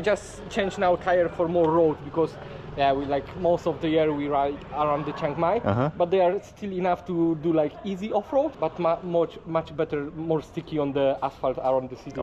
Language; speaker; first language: English; non-native, fluent; Polish